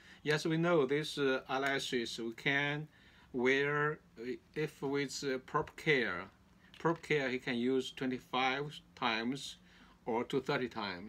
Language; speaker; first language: English; non-native, learner; Chinese